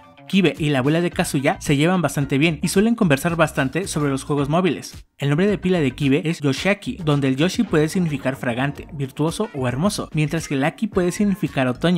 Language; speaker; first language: Spanish; native; Spanish